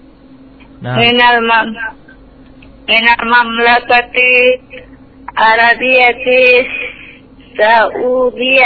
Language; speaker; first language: Arabic; non-native, learner; Indonesian